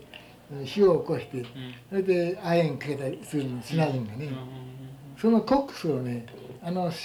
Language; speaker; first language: Japanese; native; Japanese